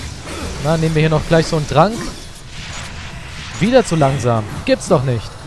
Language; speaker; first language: German; native; German